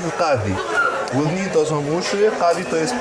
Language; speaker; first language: Polish; early bilingual, heritage; Polish